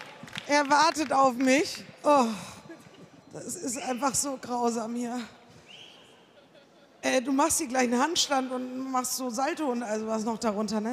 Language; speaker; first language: German; native; German